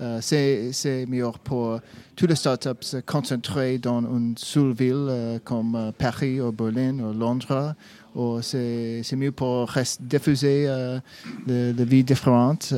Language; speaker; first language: French; non-native, learner; English